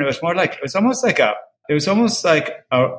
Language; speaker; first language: English; native; English